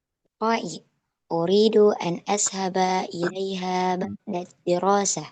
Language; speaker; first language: Arabic; non-native, learner; Indonesian